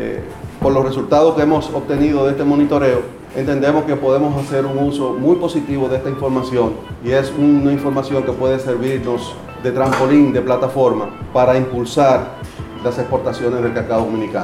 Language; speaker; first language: Spanish; native; Spanish